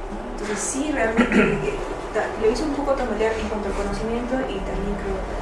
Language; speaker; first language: Spanish; native; Spanish